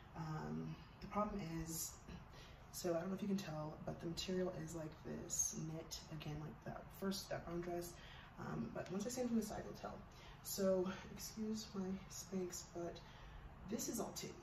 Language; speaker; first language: English; native; English